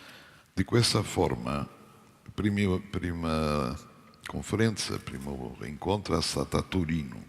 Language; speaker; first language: Italian; non-native, fluent; Portuguese